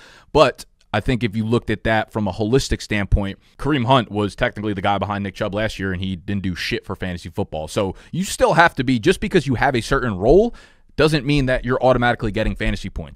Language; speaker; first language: English; native; English